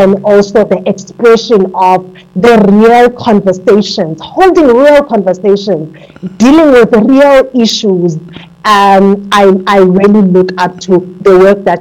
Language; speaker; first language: English; non-native, local second language; Xhosa